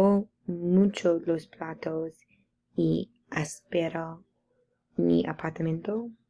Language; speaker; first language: Spanish; non-native, learner; English